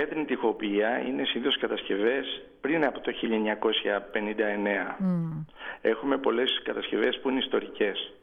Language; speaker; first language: Greek; native; Greek